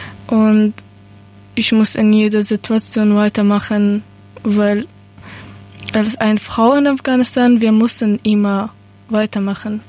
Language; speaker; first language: German; non-native, learner; Persian